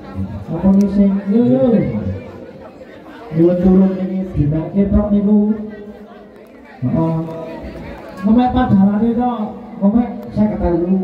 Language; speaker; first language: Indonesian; non-native, local second language; Javanese